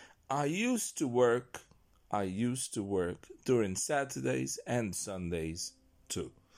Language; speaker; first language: English; non-native, fluent; Italian